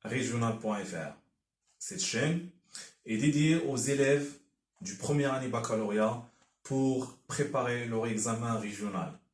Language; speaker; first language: French; non-native, local second language; Arabic